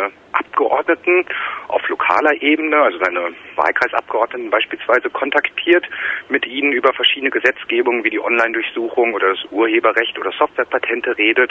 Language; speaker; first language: German; native; German